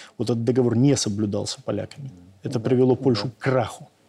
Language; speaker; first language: Russian; native; Russian